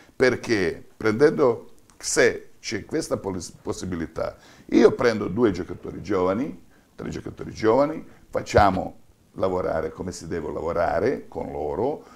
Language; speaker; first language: Italian; non-native, fluent; Croatian